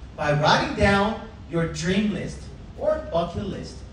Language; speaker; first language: English; non-native, fluent; Korean